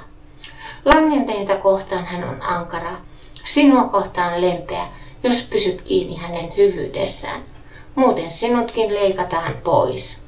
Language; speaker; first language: Finnish; native; Finnish